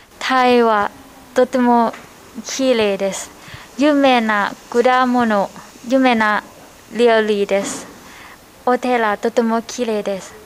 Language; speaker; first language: Japanese; non-native, learner; Thai